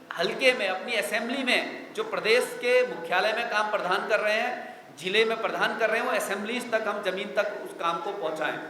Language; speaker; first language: Hindi; native; Hindi